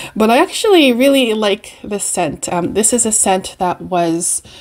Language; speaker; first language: English; native; English